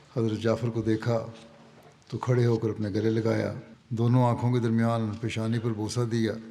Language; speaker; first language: Urdu; native; Urdu